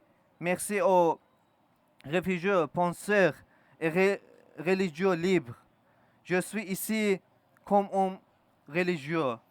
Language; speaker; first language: French; non-native, learner; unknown